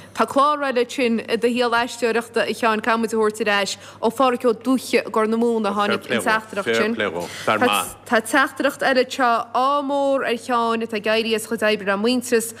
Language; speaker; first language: Irish; native; Irish